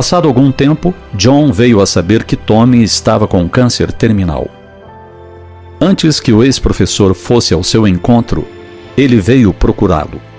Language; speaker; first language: Portuguese; native; Portuguese